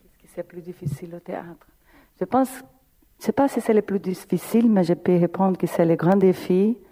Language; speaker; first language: French; non-native, fluent; Portuguese